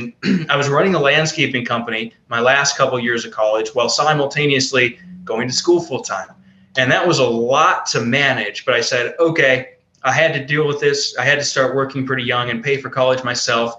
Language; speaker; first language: English; native; English